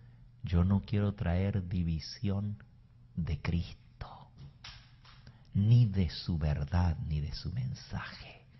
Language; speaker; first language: Spanish; native; Spanish